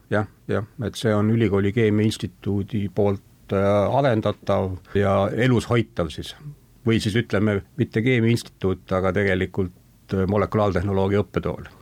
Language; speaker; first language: Estonian; native; Estonian